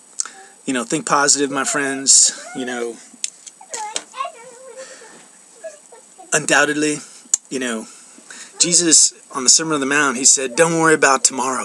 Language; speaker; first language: English; native; English